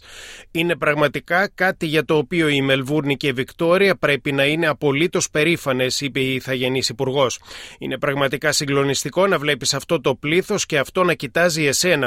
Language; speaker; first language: Greek; native; Greek